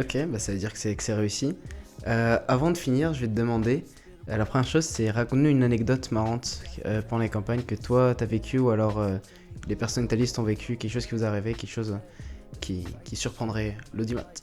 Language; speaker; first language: French; native; French